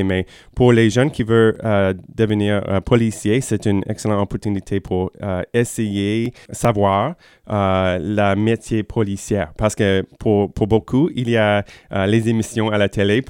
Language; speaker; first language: French; non-native, fluent; English